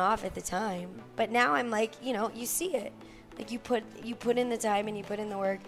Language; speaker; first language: English; native; English